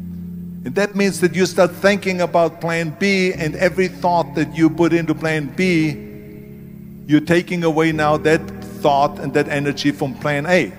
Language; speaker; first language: English; non-native, fluent; German